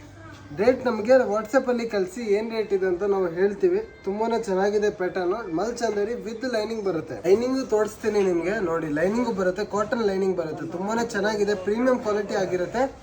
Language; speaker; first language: Kannada; native; Kannada